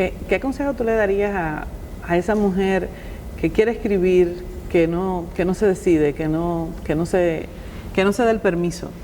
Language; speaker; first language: Spanish; native; Spanish